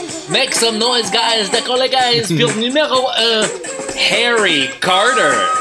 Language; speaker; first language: English; native; English